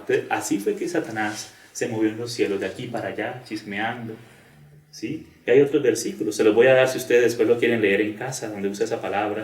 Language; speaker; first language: Spanish; native; Spanish